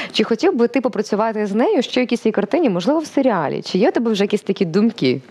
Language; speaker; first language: Ukrainian; native; Ukrainian